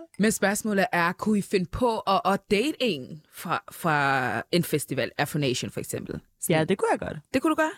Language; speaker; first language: Danish; early bilingual, other home language; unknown